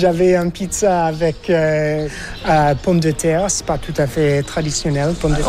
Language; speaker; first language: French; non-native, learner; English